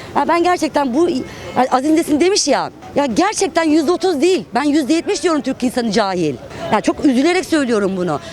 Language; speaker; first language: Turkish; native; Turkish